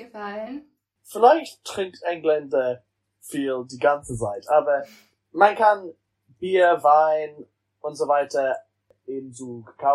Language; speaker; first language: German; non-native, learner; English